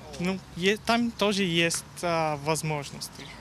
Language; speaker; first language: Russian; non-native, learner; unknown